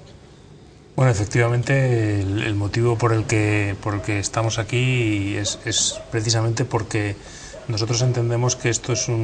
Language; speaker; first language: Spanish; native; Spanish